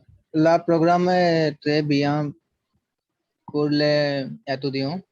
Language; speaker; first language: French; non-native, learner; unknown